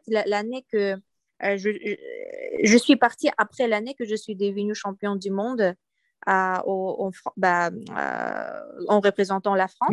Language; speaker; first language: French; non-native, fluent; Uyghur